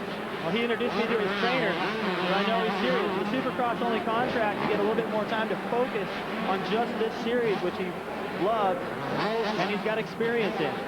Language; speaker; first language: English; native; English